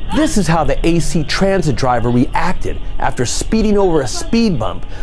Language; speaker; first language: English; native; English